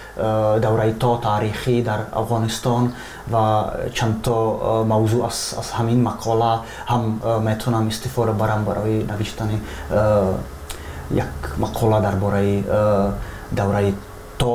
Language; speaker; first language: Persian; non-native, fluent; Czech